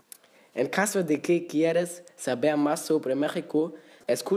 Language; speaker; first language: Spanish; non-native, learner; German